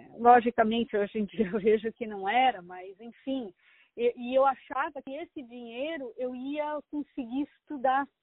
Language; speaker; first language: Portuguese; native; Portuguese